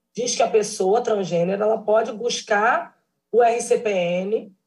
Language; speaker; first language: Portuguese; native; Portuguese